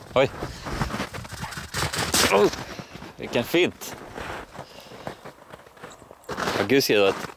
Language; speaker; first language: Swedish; native; Swedish